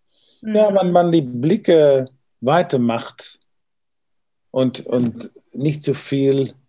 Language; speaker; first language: German; non-native, learner; Dutch